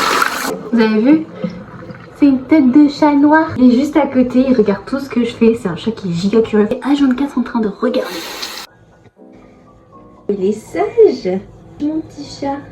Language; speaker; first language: French; native; French